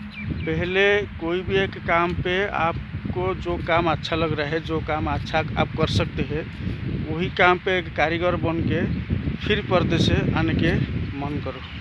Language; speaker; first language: Hindi; non-native, local second language; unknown